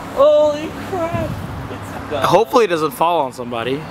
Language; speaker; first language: English; native; English